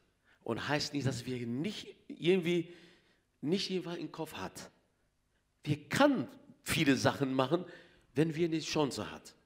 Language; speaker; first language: German; non-native, learner; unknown